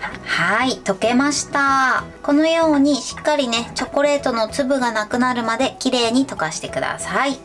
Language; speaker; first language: Japanese; native; Japanese